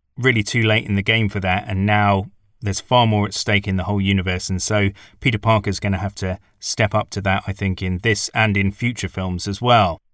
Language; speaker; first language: English; native; English